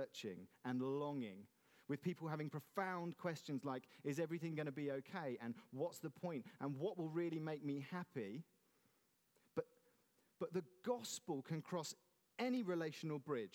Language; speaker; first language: English; native; English